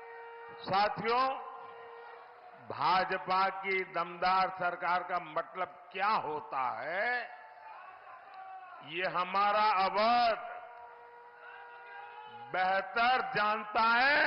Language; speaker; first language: Hindi; non-native, local second language; Gujarati